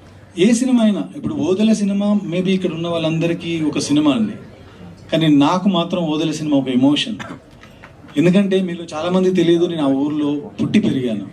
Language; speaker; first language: Telugu; native; Telugu